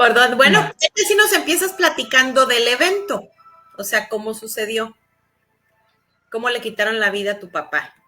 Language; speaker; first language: Spanish; native; Spanish